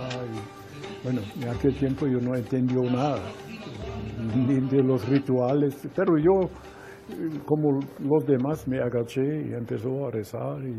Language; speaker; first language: Spanish; non-native, fluent; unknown